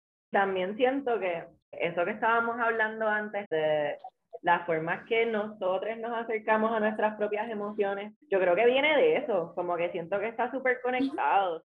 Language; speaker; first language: Spanish; early bilingual, heritage; Spanish